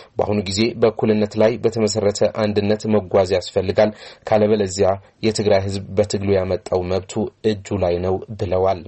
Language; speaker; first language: Amharic; non-native, local second language; Tigrinya